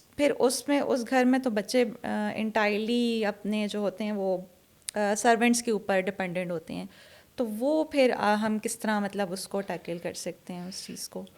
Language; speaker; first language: Urdu; native; Urdu